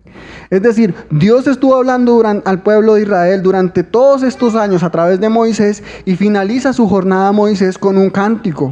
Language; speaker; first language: Spanish; native; Spanish